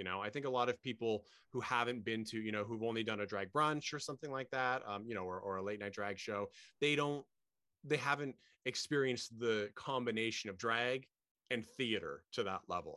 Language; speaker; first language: English; native; English